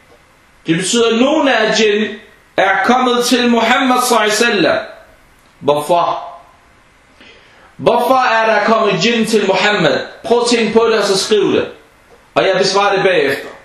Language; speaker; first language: Danish; non-native, fluent; Arabic